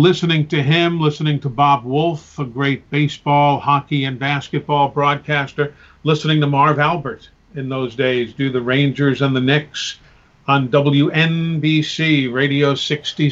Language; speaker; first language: English; native; English